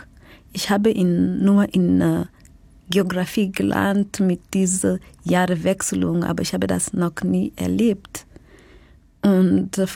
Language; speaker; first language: German; non-native, fluent; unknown